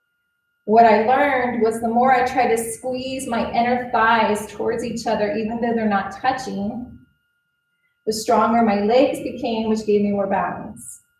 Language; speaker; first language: English; native; English